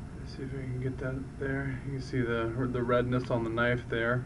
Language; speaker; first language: English; native; English